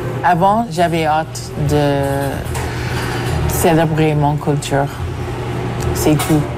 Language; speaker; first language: French; non-native, fluent; English